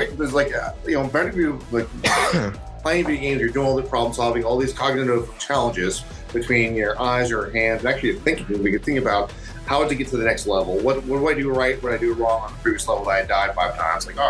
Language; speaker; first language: English; native; English